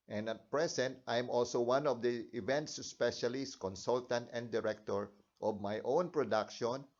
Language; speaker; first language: English; non-native, local second language; Filipino